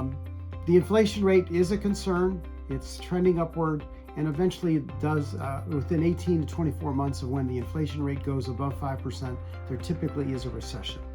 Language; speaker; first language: English; native; English